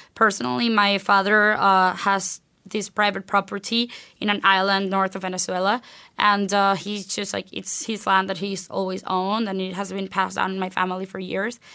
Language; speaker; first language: English; non-native, fluent; Spanish